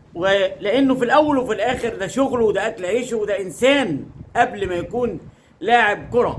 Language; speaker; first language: Arabic; native; Arabic